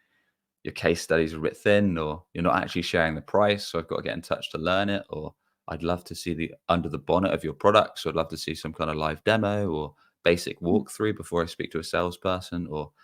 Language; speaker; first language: English; native; English